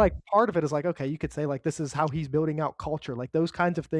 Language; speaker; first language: English; native; English